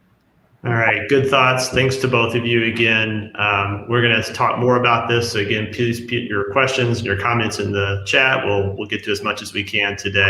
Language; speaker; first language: English; native; English